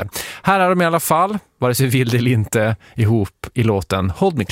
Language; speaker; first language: Swedish; native; Swedish